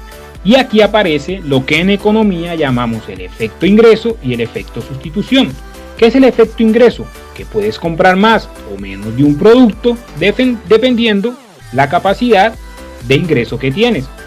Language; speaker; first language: Spanish; native; Spanish